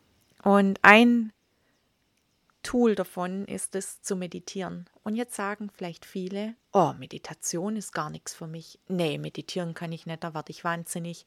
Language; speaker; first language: German; native; German